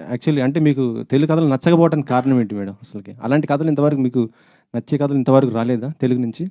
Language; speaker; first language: Telugu; native; Telugu